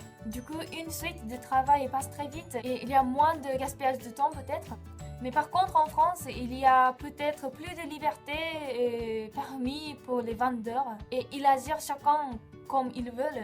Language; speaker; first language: French; non-native, fluent; Japanese